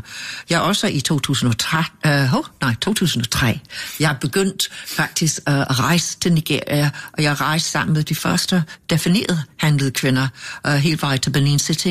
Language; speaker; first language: Danish; non-native, fluent; English